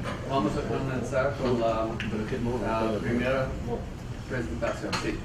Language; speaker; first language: Spanish; non-native, fluent; English